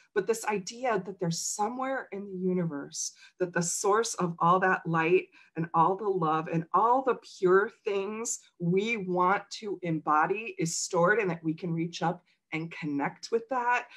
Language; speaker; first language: English; native; English